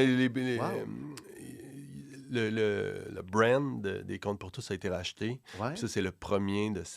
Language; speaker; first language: French; native; French